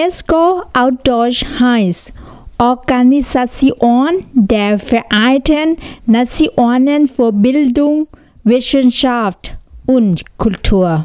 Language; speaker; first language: German; non-native, learner; Thai